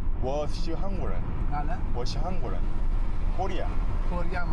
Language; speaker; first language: Chinese; non-native, learner; Korean